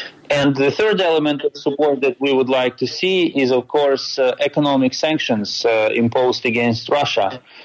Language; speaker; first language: English; non-native, fluent; Ukrainian